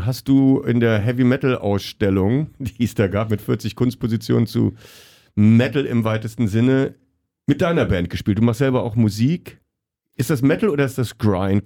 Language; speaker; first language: German; native; German